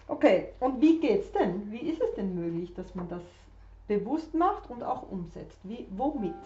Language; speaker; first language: German; native; German